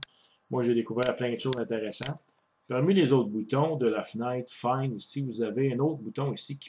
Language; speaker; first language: French; native; French